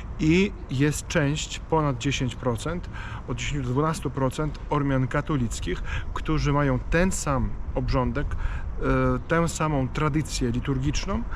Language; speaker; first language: Polish; non-native, fluent; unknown